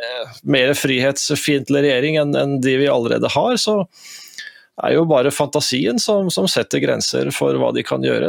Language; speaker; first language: Norwegian; native; Norwegian